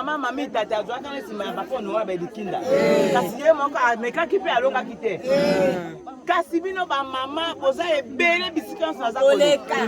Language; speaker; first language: Lingala; native; Lingala